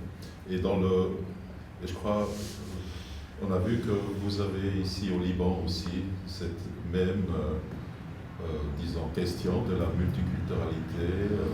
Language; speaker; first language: French; non-native, fluent; German